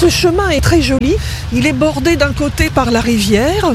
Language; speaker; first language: French; native; French